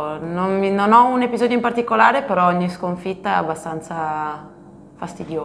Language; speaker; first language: Italian; native; Italian